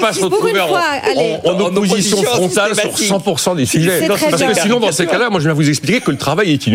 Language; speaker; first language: French; native; French